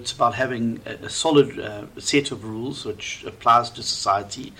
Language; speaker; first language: English; native; English